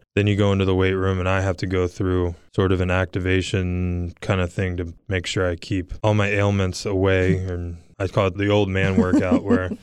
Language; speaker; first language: English; native; English